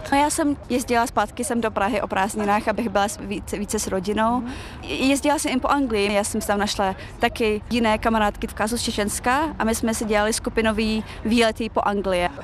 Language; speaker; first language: Czech; early bilingual, other home language; Chechen